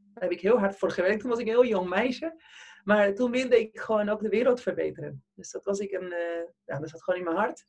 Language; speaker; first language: Dutch; non-native, fluent; Spanish